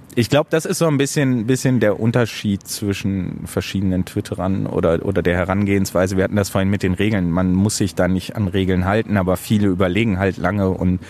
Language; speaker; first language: German; native; German